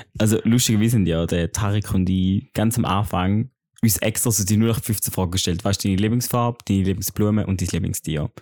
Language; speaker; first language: German; native; German